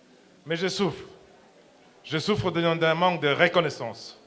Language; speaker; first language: French; non-native, local second language; Lingala